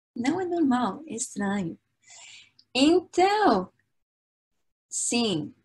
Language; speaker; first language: Portuguese; non-native, fluent; English